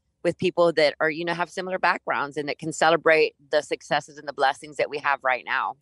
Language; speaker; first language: English; early bilingual, other home language; Spanish